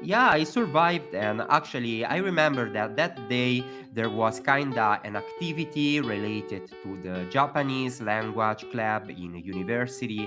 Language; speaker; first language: English; non-native, fluent; Italian